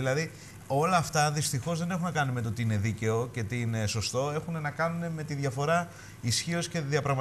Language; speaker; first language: Greek; native; Greek